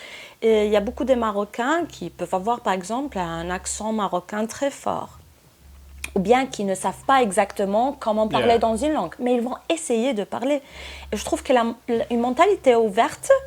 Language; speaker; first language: French; non-native, local second language; Arabic